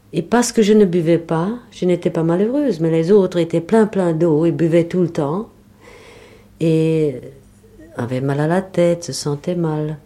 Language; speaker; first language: French; non-native, fluent; German